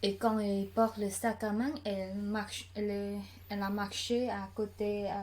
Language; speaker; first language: French; non-native, learner; Khmer